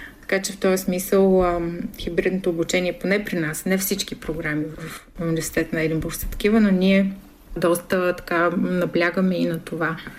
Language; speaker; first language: Bulgarian; native; Bulgarian